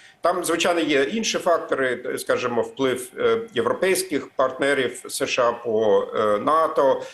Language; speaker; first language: Ukrainian; non-native, fluent; German